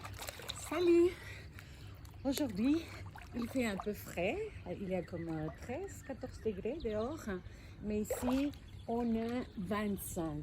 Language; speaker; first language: French; non-native, fluent; Spanish